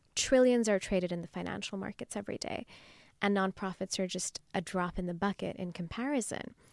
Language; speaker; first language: English; non-native, local second language; Urdu